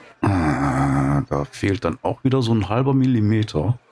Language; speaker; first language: German; native; German